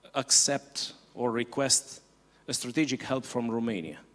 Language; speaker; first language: English; non-native, fluent; Romanian